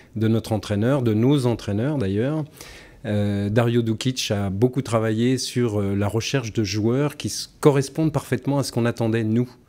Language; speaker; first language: French; native; French